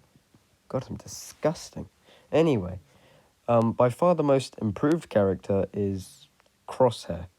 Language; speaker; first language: English; native; English